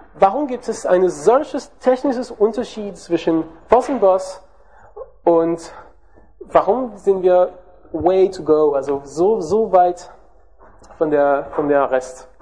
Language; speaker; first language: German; non-native, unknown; French